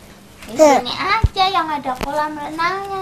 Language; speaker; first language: Indonesian; native; Indonesian